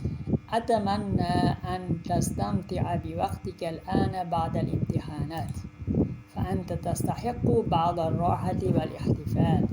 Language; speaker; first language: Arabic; non-native, fluent; Uzbek